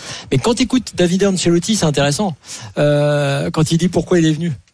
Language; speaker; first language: French; native; French